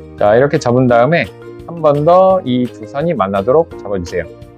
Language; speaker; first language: Korean; native; Korean